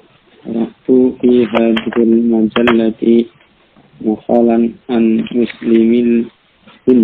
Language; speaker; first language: Arabic; non-native, learner; Indonesian